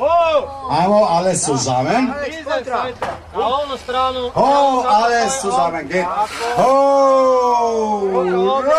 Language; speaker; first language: German; non-native, learner; Slovenian